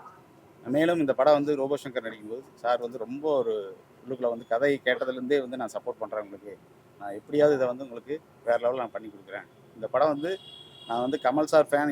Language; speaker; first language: Tamil; native; Tamil